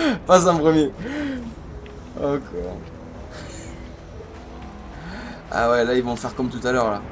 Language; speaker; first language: French; native; French